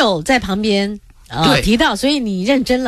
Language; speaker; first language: Chinese; native; Chinese